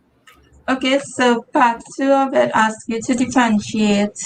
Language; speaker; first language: English; native; English